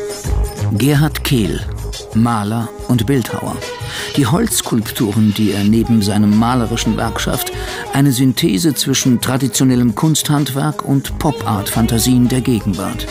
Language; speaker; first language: German; native; German